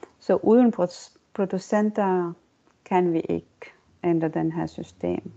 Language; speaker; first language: Danish; non-native, fluent; Estonian